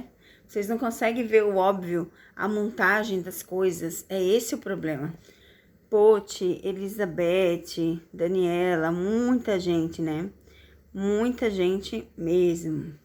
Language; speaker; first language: Portuguese; native; Portuguese